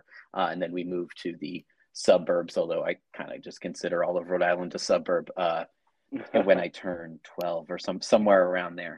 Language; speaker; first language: English; native; English